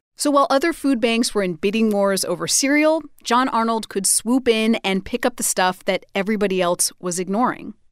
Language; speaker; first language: English; native; English